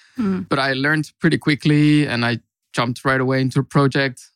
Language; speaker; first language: English; non-native, fluent; Spanish